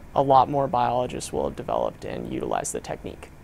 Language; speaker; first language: English; native; English